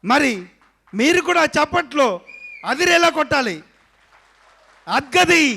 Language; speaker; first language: Telugu; native; Telugu